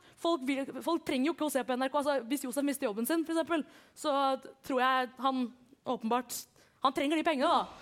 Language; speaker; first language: Norwegian; early bilingual, other home language; Kurdish